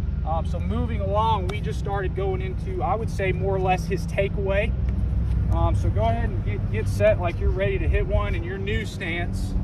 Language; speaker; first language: English; native; English